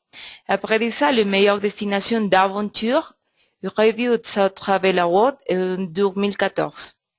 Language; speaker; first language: French; non-native, learner; Spanish